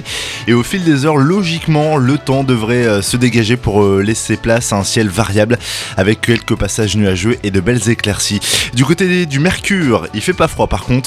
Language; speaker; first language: French; native; French